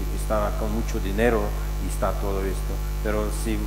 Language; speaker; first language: Spanish; non-native, fluent; Czech